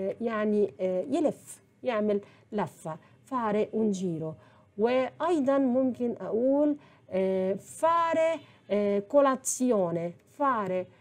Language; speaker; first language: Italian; non-native, fluent; Arabic